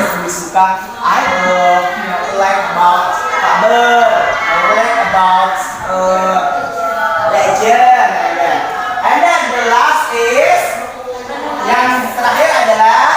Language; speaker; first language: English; non-native, learner; Indonesian